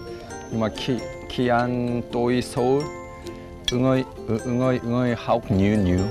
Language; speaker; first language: Vietnamese; non-native, learner; Korean